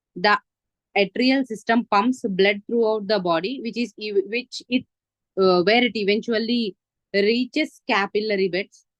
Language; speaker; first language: English; non-native, local second language; Telugu